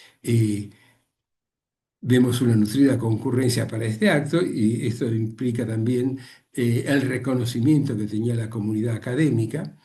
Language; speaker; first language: Spanish; native; Spanish